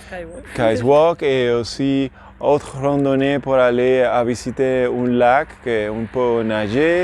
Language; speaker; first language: French; non-native, fluent; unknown